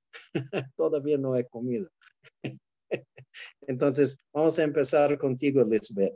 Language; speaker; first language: Spanish; non-native, fluent; English